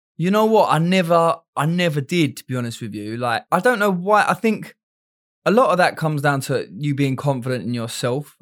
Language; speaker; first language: English; native; English